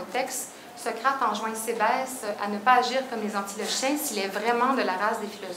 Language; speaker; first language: French; native; French